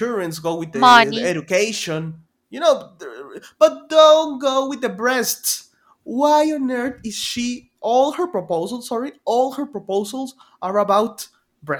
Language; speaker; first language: English; non-native, fluent; Spanish